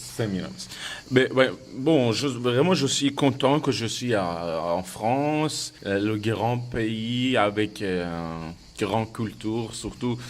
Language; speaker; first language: French; non-native, fluent; Persian